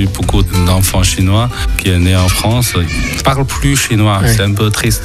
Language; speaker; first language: French; non-native, fluent; Chinese